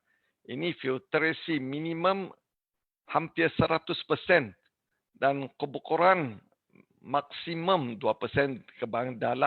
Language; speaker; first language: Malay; non-native, learner; English